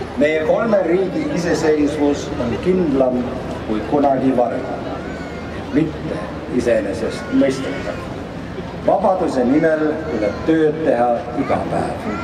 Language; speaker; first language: Estonian; early bilingual, heritage; Estonian